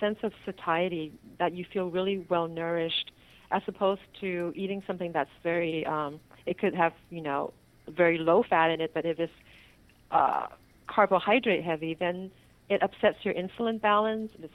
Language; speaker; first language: English; non-native, local second language; Cantonese